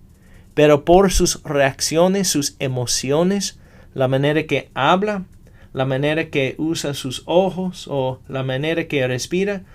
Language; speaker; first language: Spanish; non-native, fluent; English